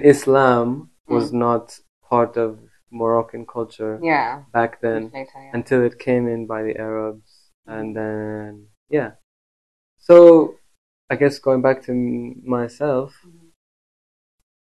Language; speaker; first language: English; native; English